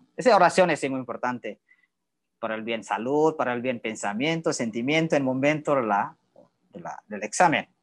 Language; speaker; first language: Spanish; non-native, fluent; Indonesian